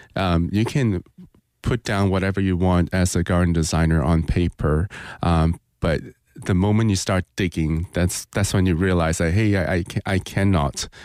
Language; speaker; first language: English; non-native, local second language; Cantonese